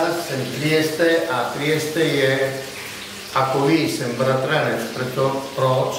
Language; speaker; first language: Czech; non-native, learner; Italian